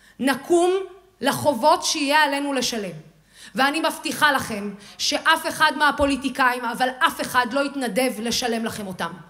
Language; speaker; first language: Hebrew; non-native, local second language; Arabic